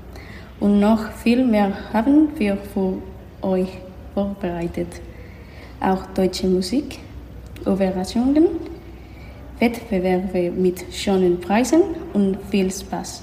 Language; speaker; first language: German; non-native, learner; Spanish